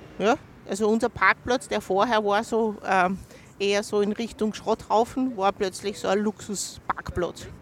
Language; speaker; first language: German; native; German